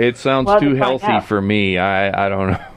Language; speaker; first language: English; native; English